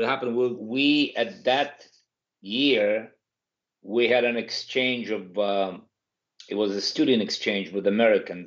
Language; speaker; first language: English; non-native, fluent; Ukrainian